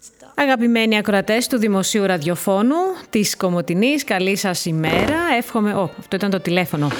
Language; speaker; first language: Greek; native; Greek